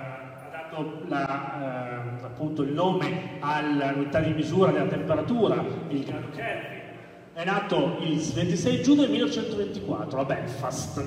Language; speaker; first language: Italian; native; Italian